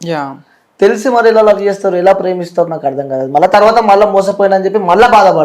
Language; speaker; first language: Telugu; native; Telugu